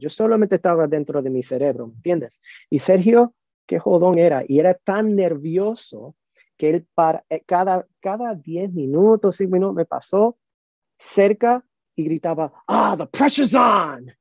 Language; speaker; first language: Spanish; early bilingual, heritage; Spanish